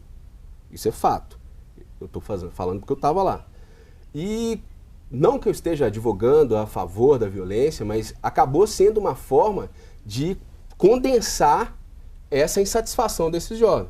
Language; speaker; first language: Portuguese; native; Portuguese